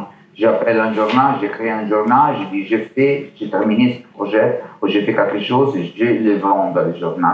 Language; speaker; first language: French; non-native, learner; Italian